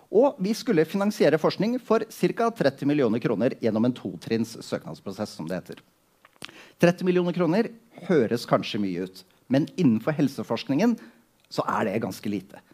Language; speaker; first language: Norwegian; native; Norwegian